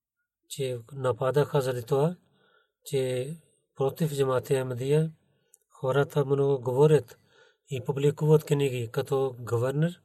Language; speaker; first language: Bulgarian; non-native, learner; Urdu